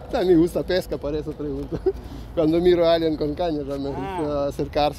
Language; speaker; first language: Spanish; non-native, fluent; Ukrainian